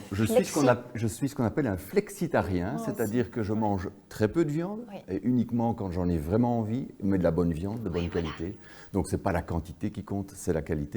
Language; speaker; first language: French; native; French